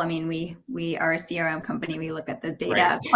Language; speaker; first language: English; native; English